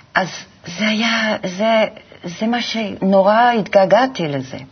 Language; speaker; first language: Hebrew; non-native, fluent; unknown